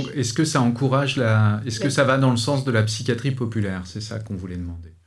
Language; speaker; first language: French; native; French